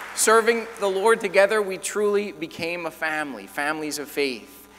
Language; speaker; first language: English; native; English